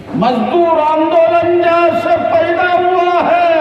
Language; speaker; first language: Hindi; non-native, local second language; Marathi